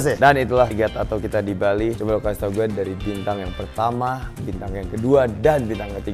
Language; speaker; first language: Indonesian; native; Indonesian